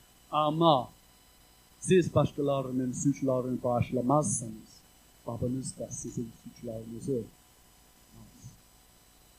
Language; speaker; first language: Turkish; non-native, fluent; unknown